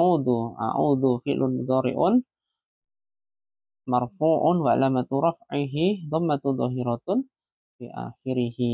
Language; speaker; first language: Arabic; non-native, learner; Indonesian